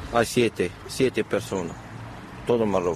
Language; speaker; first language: Spanish; non-native, learner; Arabic